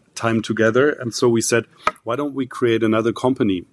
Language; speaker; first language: English; non-native, fluent; German